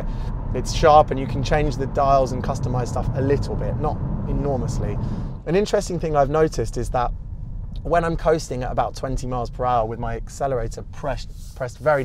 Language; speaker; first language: English; native; English